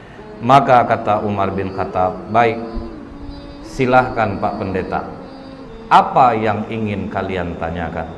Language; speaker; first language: Indonesian; native; Indonesian